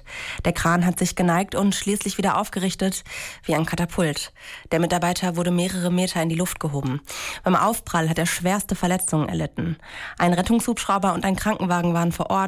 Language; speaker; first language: German; native; German